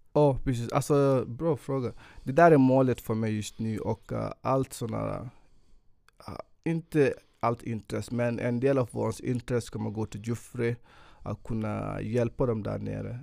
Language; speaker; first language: Swedish; non-native, fluent; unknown